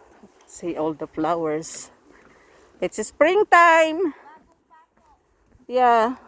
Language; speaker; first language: English; non-native, local second language; Filipino